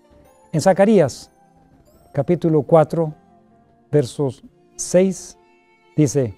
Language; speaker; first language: Spanish; non-native, learner; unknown